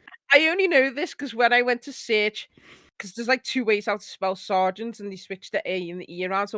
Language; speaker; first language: English; native; English